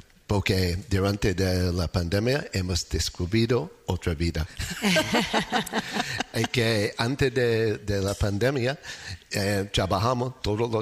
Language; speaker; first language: Spanish; non-native, learner; English